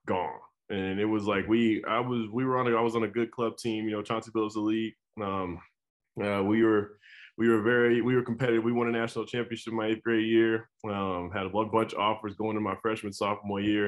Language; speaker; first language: English; native; English